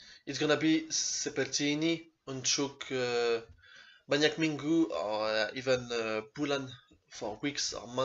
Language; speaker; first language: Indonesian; non-native, learner; French